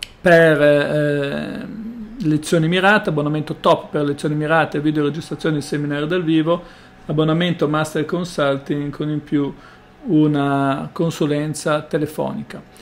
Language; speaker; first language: Italian; native; Italian